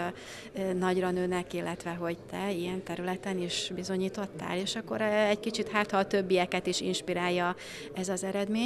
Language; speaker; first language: Hungarian; native; Hungarian